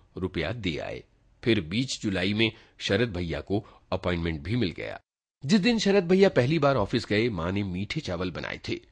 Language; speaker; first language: Hindi; native; Hindi